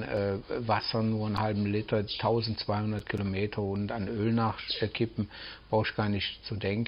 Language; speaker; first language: German; native; German